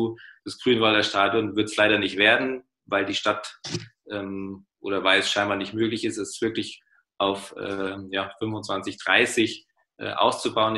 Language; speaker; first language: German; native; German